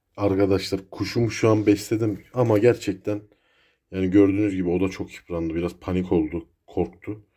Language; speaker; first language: Turkish; native; Turkish